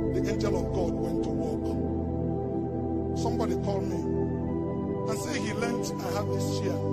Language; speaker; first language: English; non-native, local second language; Igbo